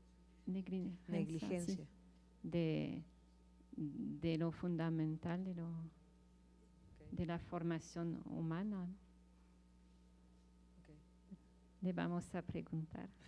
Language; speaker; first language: Spanish; non-native, fluent; French